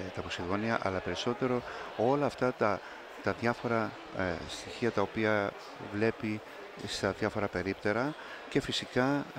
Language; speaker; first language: Greek; native; Greek